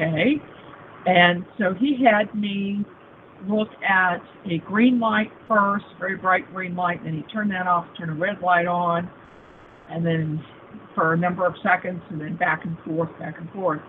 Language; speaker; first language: English; native; English